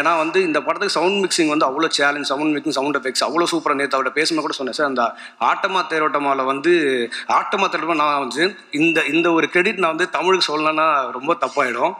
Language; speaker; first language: Tamil; native; Tamil